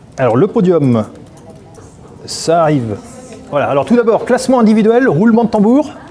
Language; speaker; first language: French; native; French